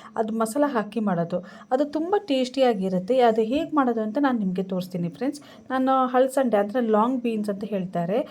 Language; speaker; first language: Kannada; non-native, local second language; Tulu